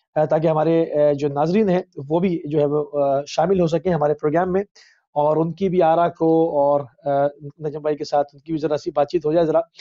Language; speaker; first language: Urdu; native; Urdu